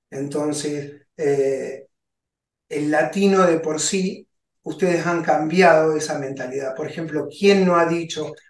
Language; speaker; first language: Spanish; native; Spanish